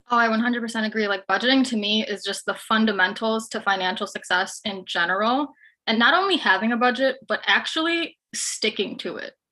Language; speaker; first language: English; native; English